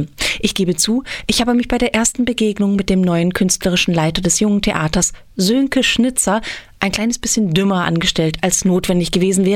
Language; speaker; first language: German; native; German